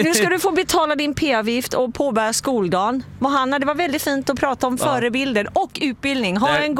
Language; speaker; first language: Swedish; native; Swedish